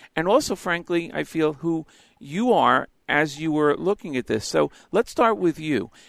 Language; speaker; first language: English; native; English